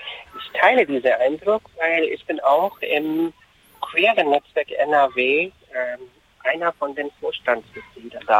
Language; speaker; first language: German; non-native, fluent; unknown